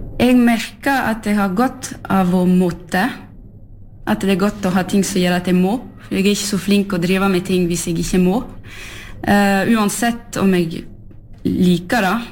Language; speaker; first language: Norwegian; early bilingual, heritage; French